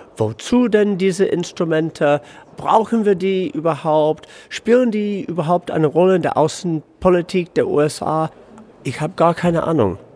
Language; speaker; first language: German; non-native, fluent; English